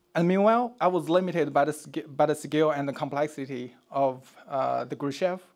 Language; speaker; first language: English; non-native, fluent; Chinese